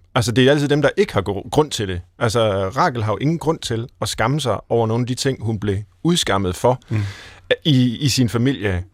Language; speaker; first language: Danish; native; Danish